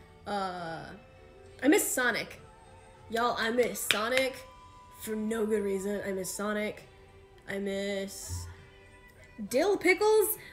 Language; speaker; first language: English; native; English